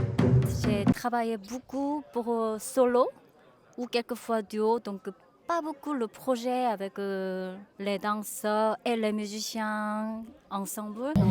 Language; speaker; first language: French; non-native, learner; Korean